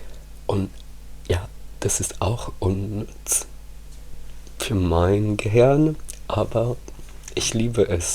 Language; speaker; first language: German; non-native, fluent; Italian